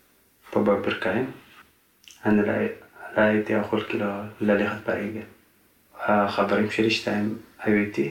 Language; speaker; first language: Hebrew; non-native, fluent; Tigrinya